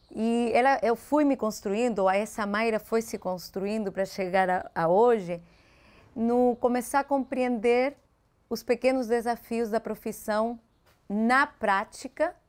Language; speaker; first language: Portuguese; early bilingual, heritage; Spanish